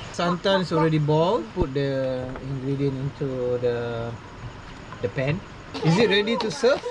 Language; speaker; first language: English; non-native, local second language; Malay